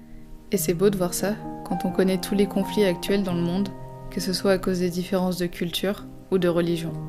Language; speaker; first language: French; native; French